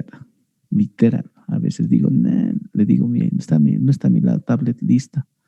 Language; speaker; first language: Spanish; native; Spanish